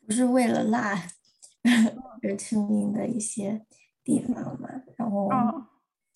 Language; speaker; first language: Chinese; early bilingual, heritage; Chinese